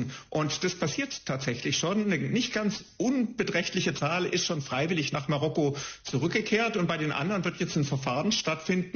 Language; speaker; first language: German; native; German